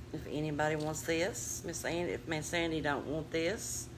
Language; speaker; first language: English; native; English